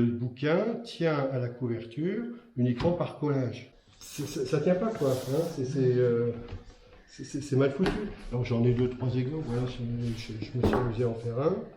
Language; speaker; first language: French; native; French